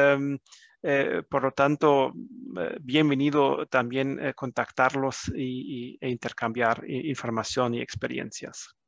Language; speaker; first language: Spanish; non-native, fluent; German